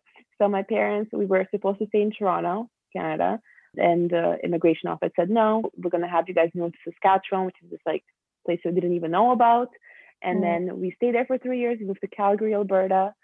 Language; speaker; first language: English; early bilingual, other home language; Albanian